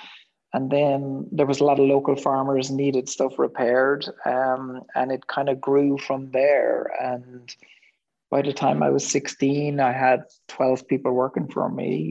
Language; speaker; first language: English; native; English